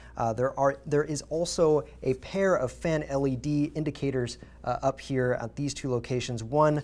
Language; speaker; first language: English; native; English